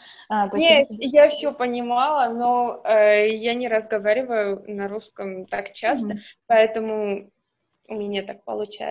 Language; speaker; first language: Russian; non-native, fluent; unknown